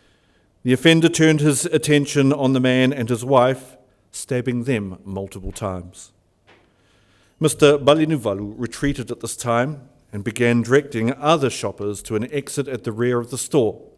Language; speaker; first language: English; native; English